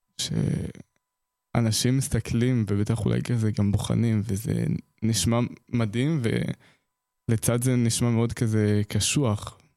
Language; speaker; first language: Hebrew; native; Hebrew